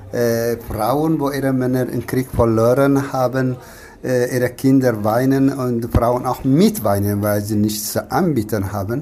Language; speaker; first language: German; non-native, fluent; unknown